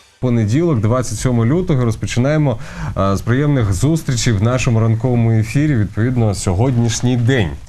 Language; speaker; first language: Ukrainian; native; Ukrainian